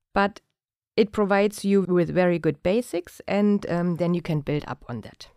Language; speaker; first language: English; non-native, fluent; German